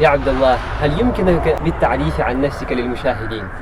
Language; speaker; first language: Arabic; non-native, fluent; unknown